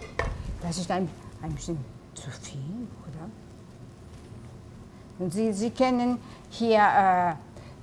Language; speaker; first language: German; non-native, learner; Japanese